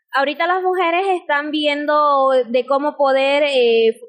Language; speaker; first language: Spanish; native; Spanish